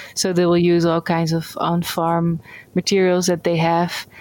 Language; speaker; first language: English; non-native, fluent; Dutch